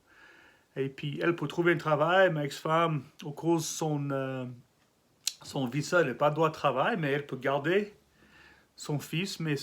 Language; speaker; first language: French; non-native, learner; English